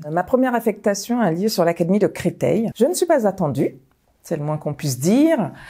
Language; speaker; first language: French; early bilingual, other home language; Bambara